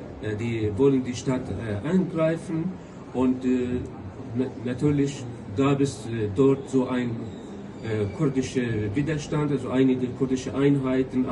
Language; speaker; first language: German; non-native, local second language; Kurdish